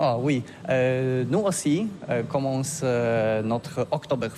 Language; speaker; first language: French; non-native, learner; Polish